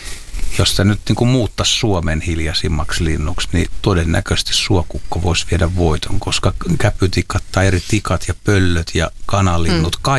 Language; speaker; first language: Finnish; native; Finnish